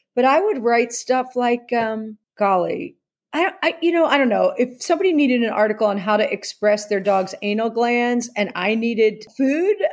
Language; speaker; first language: English; native; English